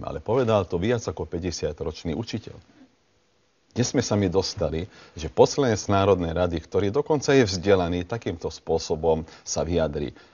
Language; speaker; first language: Slovak; non-native, local second language; Hungarian